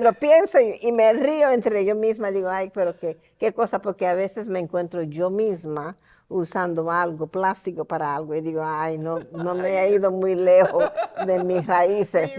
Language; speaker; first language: Spanish; early bilingual, heritage; Spanish